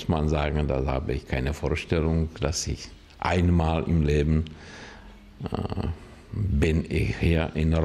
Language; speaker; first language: German; non-native, learner; Czech